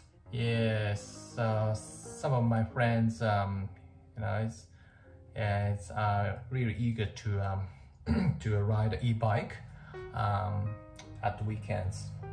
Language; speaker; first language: English; non-native, fluent; Japanese